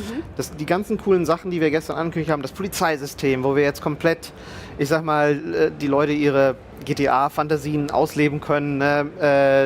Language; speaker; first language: German; native; German